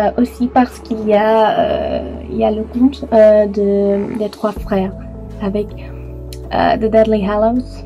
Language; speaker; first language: French; non-native, learner; Dutch